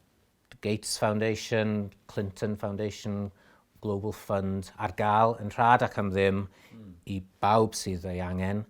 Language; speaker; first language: Welsh; native; Welsh